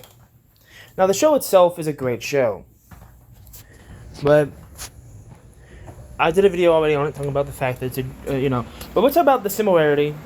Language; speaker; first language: English; native; English